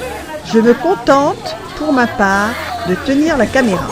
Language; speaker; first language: French; native; French